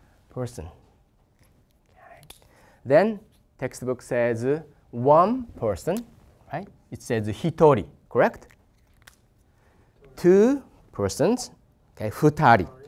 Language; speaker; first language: English; non-native, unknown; Japanese